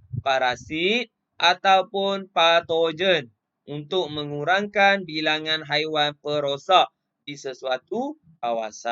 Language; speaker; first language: Malay; native; Malay